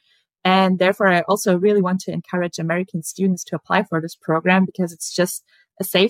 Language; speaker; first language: English; non-native, fluent; German